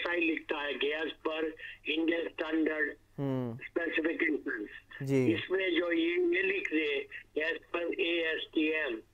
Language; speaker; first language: Hindi; non-native, local second language; Gujarati